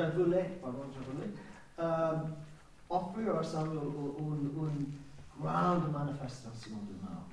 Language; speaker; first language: French; non-native, learner; English